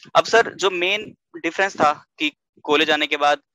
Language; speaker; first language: Hindi; native; Hindi